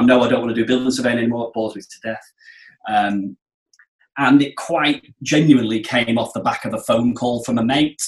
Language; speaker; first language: English; native; English